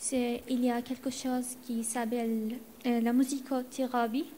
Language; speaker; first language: French; non-native, learner; Arabic